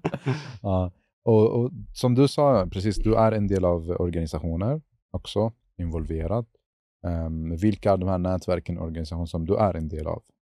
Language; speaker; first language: Swedish; non-native, fluent; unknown